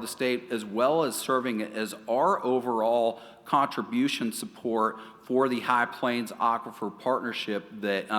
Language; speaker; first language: English; native; English